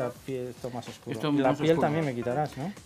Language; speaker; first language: Spanish; native; Spanish